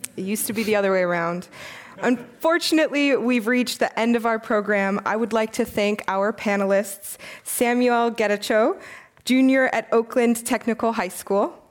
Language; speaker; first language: English; native; English